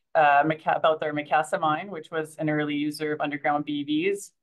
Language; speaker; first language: English; early bilingual, other home language; French